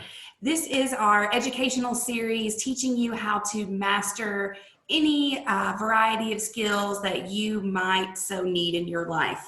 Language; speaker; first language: English; native; English